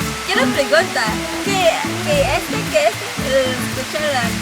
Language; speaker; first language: Spanish; non-native, learner; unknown